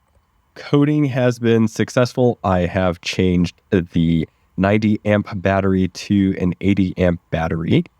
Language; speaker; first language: English; native; English